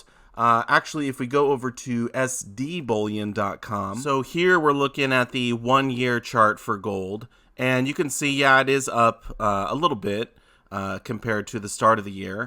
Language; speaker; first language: English; native; English